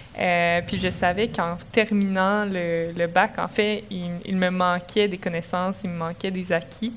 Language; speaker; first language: French; native; French